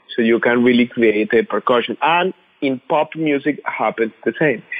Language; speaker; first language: English; non-native, fluent; Spanish